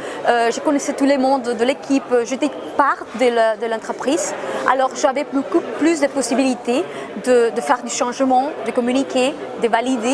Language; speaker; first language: French; non-native, fluent; Spanish